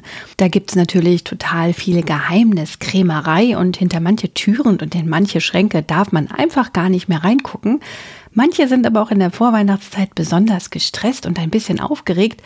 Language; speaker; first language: German; native; German